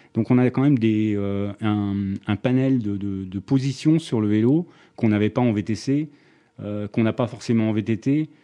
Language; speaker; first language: French; native; French